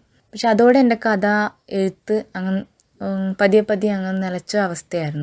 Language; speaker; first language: Malayalam; native; Malayalam